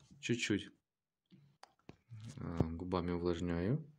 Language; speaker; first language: Russian; native; Russian